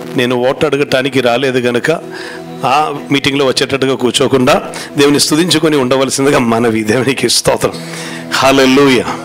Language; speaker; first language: Telugu; non-native, fluent; Malayalam